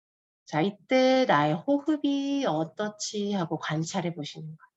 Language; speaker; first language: Korean; native; Korean